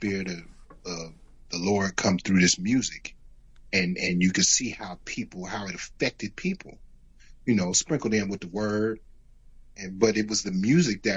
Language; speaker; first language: English; native; English